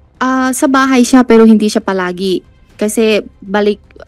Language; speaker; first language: Filipino; non-native, learner; Chinese